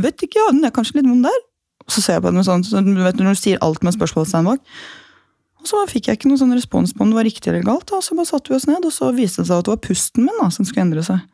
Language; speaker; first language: Norwegian; native; Norwegian